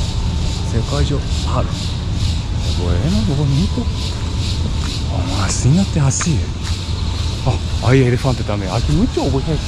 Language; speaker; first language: Spanish; non-native, learner; Japanese